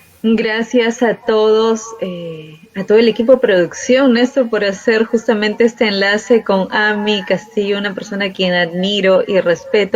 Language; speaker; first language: Spanish; native; Spanish